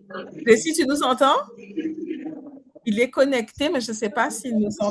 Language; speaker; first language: French; native; French